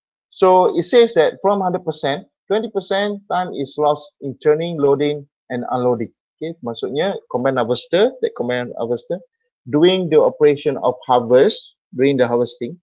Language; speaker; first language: English; non-native, local second language; Malay